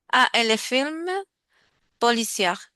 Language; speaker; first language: French; non-native, learner; Spanish